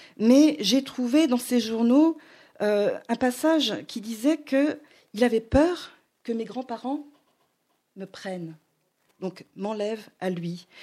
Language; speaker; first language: French; native; French